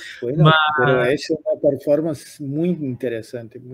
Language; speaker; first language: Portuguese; non-native, fluent; Spanish